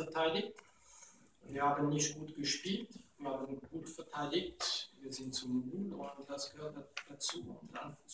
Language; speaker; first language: German; non-native, local second language; French